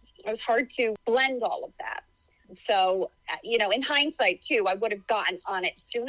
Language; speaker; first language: English; native; English